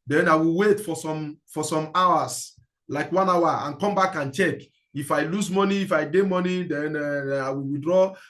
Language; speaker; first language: English; non-native, local second language; Yoruba